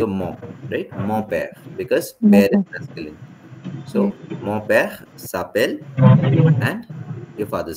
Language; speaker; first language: French; non-native, fluent; Hindi